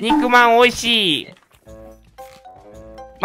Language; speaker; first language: Japanese; native; Japanese